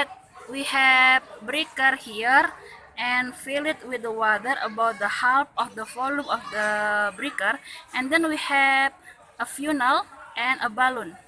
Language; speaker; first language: English; non-native, learner; Indonesian